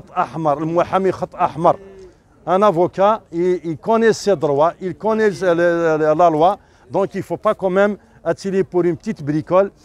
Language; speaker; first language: French; non-native, local second language; Kabyle